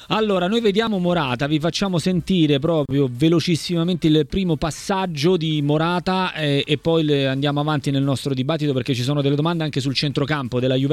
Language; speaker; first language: Italian; native; Italian